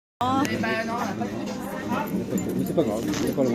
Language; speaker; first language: French; non-native, learner; Thai